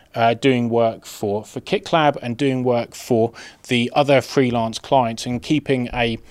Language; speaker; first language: English; native; English